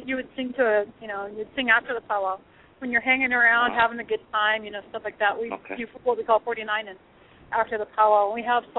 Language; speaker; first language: English; early bilingual, other home language; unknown